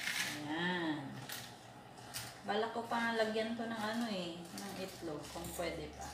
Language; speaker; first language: Filipino; native; Filipino